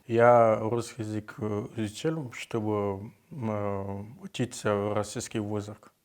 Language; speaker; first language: Russian; non-native, learner; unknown